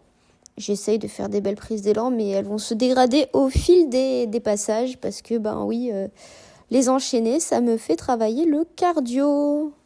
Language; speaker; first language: French; native; French